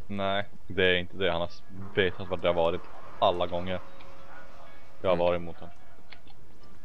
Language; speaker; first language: Swedish; native; Swedish